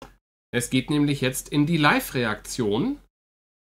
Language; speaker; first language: German; native; German